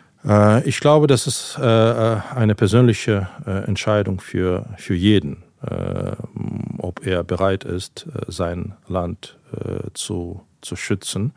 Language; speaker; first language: German; non-native, fluent; Ukrainian